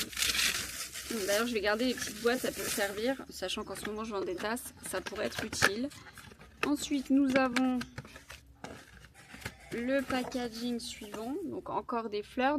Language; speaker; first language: French; native; French